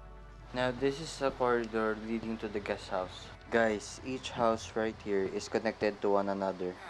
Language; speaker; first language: English; non-native, local second language; Filipino